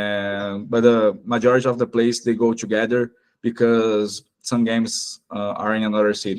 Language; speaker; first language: English; non-native, fluent; Portuguese